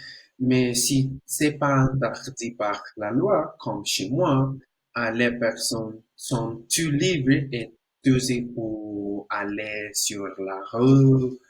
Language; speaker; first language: French; non-native, learner; Spanish